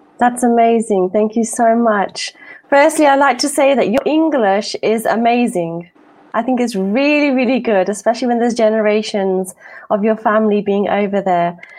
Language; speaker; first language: English; native; English